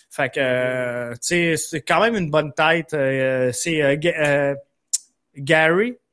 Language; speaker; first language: French; native; French